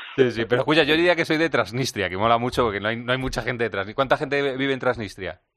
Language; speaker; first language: Spanish; native; Spanish